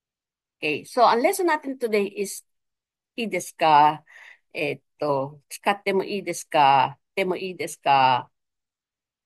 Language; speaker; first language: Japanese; non-native, fluent; Filipino